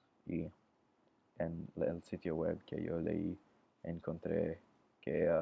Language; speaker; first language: Spanish; non-native, learner; English